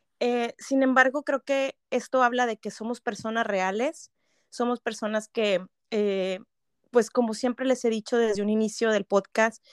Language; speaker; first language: Spanish; native; Spanish